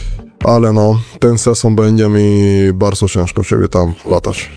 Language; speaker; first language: Polish; non-native, learner; Spanish